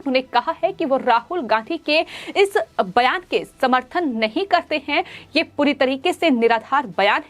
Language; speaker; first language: Hindi; native; Hindi